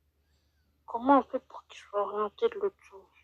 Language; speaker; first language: French; native; French